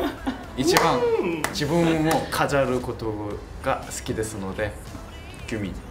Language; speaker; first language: Japanese; non-native, learner; Korean